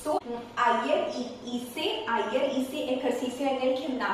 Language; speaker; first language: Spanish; non-native, fluent; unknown